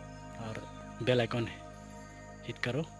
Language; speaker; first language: Hindi; non-native, learner; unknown